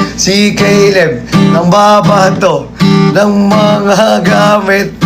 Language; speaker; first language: Filipino; non-native, local second language; Cebuano